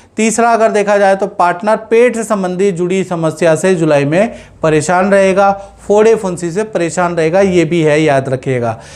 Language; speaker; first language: Hindi; non-native, local second language; Gujarati